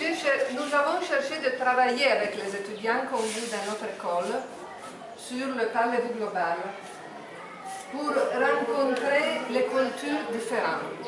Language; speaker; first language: French; non-native, fluent; Italian